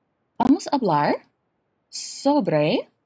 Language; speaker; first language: Spanish; non-native, learner; English